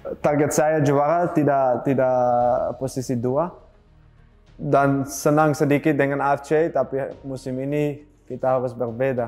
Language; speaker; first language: Indonesian; non-native, learner; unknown